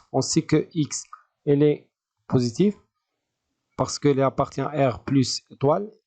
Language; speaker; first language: French; non-native, local second language; Arabic